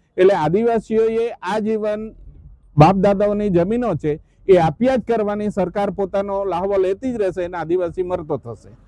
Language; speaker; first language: Gujarati; non-native, local second language; Gamit